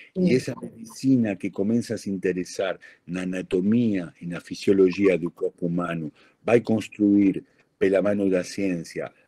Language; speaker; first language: Portuguese; non-native, learner; Spanish